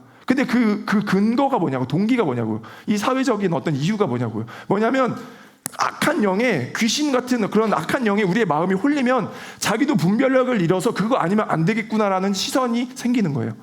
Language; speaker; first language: Korean; native; Korean